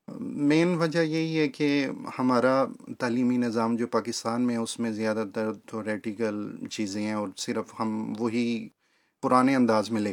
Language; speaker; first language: Urdu; native; Urdu